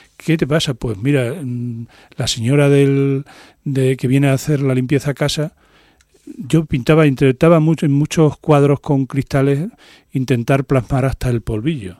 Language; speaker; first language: Spanish; native; Spanish